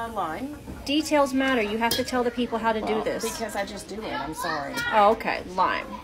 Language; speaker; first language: English; native; English